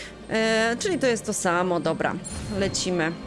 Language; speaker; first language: Polish; native; Polish